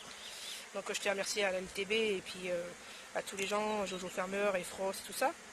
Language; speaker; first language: French; native; French